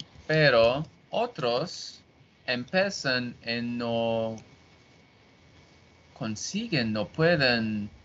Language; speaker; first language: Spanish; non-native, learner; Portuguese